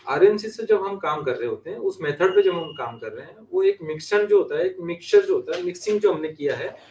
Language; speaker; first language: Hindi; native; Hindi